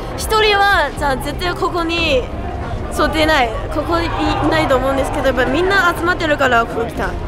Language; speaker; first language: Japanese; non-native, fluent; Chinese